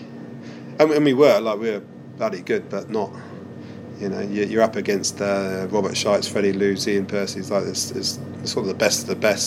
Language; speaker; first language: English; native; English